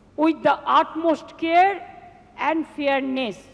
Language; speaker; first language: English; non-native, local second language; Bangla